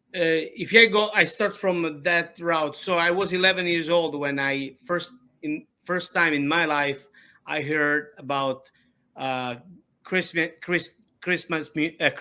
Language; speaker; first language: English; non-native, learner; Italian